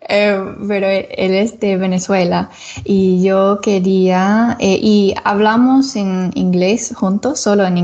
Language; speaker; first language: Spanish; non-native, learner; English